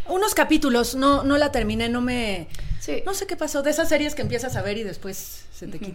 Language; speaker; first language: Spanish; native; Spanish